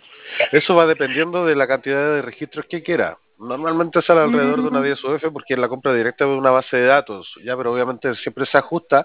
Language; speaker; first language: Spanish; native; Spanish